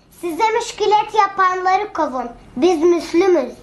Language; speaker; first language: Turkish; non-native, fluent; Arabic